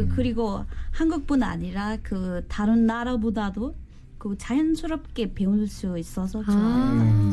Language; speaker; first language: Korean; non-native, fluent; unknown